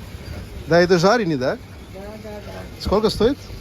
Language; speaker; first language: Russian; non-native, learner; Tamil